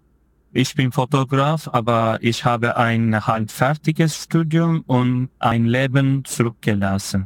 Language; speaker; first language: German; non-native, fluent; Turkish